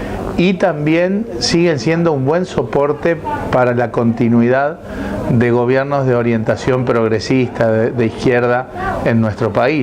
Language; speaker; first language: Spanish; native; Spanish